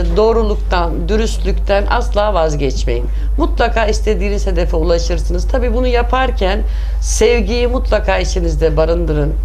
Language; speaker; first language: Turkish; native; Turkish